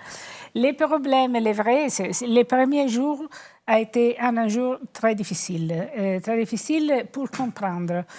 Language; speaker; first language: French; non-native, fluent; Italian